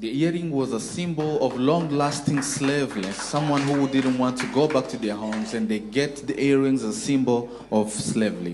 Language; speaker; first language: English; non-native, local second language; Kinyarwanda